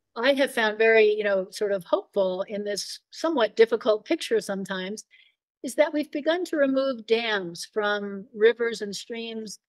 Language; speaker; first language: English; native; English